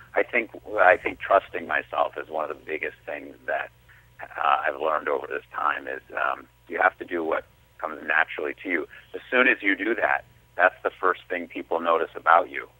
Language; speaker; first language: English; native; English